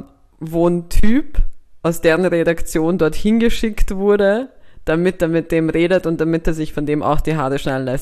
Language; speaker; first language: German; native; German